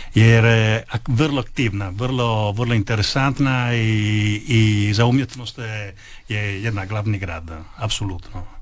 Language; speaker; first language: Croatian; non-native, learner; Italian